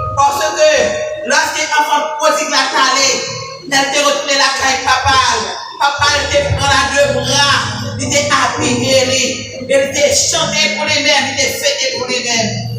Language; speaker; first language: French; non-native, local second language; Haitian Creole